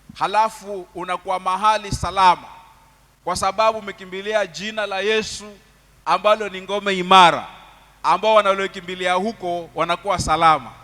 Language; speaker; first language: Swahili; non-native, local second language; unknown